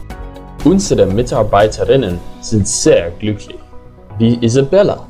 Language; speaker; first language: German; non-native, learner; English